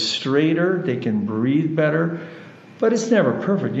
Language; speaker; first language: English; early bilingual, other home language; German